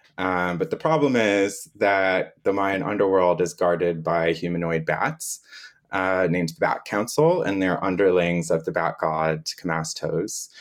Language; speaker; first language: English; native; English